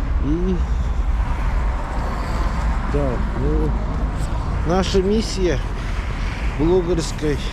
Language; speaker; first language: Russian; non-native, local second language; Yakut